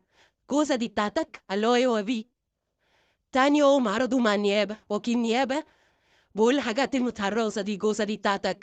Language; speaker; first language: Arabic; native; Arabic